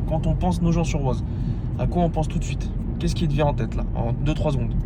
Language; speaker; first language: French; native; French